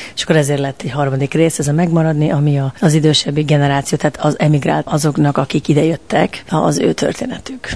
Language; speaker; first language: Hungarian; early bilingual, heritage; Hungarian